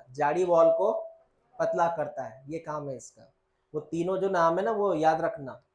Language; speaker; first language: Hindi; non-native, local second language; Marathi